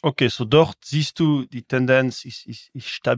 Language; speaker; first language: German; non-native, local second language; French